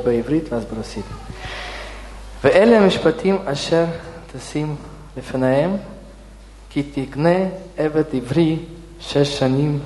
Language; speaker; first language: Hebrew; non-native, fluent; Russian